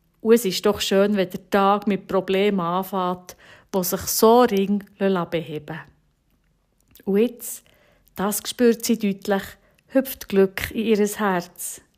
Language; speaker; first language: German; native; German